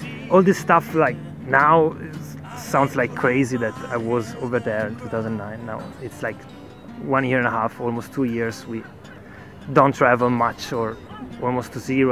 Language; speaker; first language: English; non-native, fluent; Italian